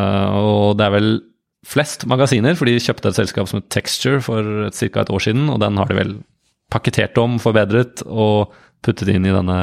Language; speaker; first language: Norwegian; native; Norwegian